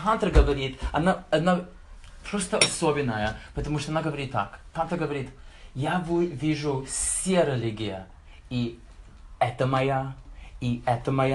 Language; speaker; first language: Russian; non-native, learner; English